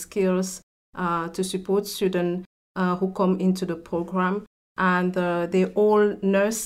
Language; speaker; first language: English; non-native, local second language; French